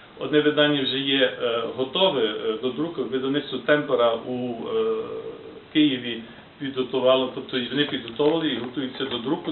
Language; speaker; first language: Ukrainian; early bilingual, heritage; Ukrainian